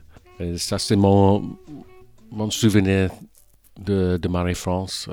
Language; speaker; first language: French; non-native, fluent; English